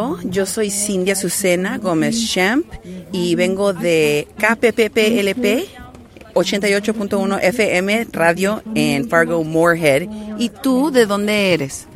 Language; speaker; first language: Spanish; native; Spanish